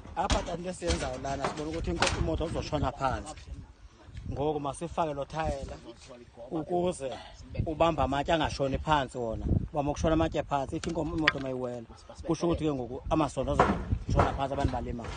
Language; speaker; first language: Zulu; non-native, local second language; Xhosa